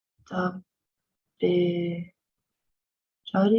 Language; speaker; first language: Japanese; non-native, learner; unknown